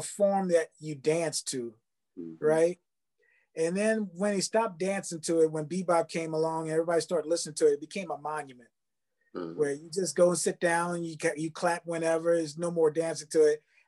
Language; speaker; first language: English; native; English